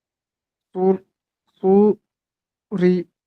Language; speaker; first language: French; non-native, learner; Hindi